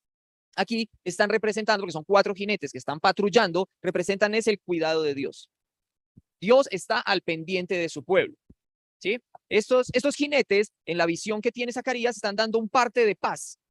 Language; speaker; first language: Spanish; native; Spanish